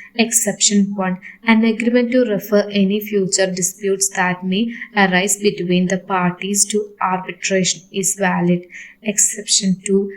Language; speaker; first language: English; non-native, local second language; Malayalam